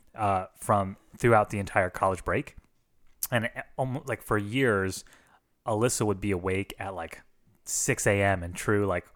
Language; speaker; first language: English; early bilingual, other home language; Filipino